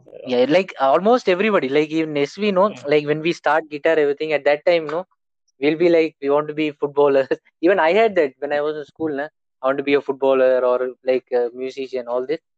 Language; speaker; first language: English; non-native, local second language; Tamil